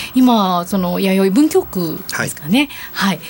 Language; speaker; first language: Japanese; native; Japanese